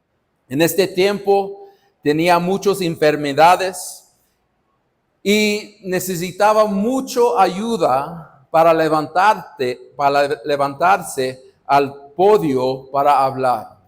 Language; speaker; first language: Spanish; non-native, fluent; English